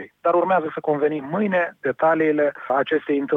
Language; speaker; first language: Romanian; native; Romanian